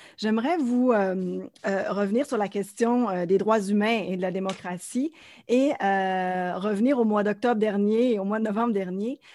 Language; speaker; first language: French; native; French